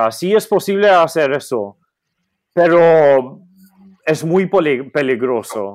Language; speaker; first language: Spanish; non-native, fluent; Maltese